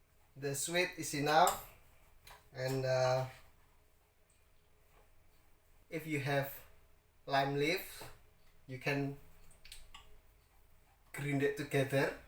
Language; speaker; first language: English; non-native, learner; Indonesian